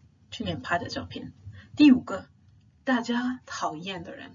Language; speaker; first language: Chinese; non-native, fluent; English